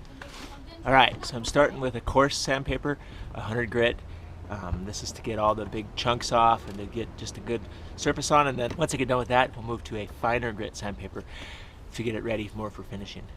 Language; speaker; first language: English; native; English